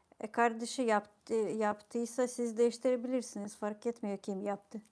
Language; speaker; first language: Turkish; non-native, fluent; Ukrainian